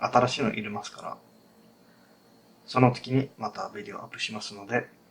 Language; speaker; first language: Japanese; non-native, fluent; English